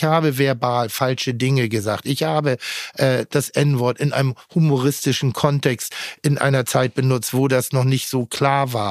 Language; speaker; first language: German; native; German